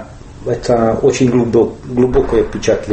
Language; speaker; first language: Russian; non-native, learner; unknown